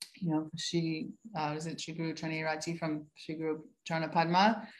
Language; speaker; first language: English; native; English